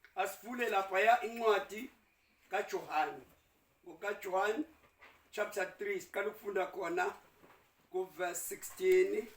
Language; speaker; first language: Zulu; native; Zulu